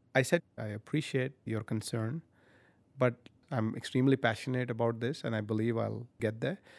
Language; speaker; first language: English; non-native, local second language; Punjabi